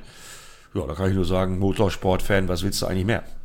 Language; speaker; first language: German; native; German